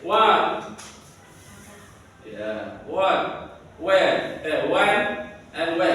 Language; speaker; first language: English; non-native, learner; Indonesian